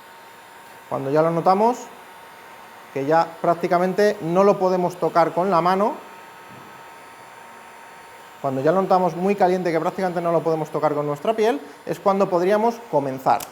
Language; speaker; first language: Spanish; native; Spanish